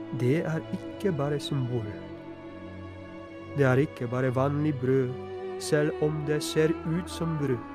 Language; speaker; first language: Norwegian; non-native, fluent; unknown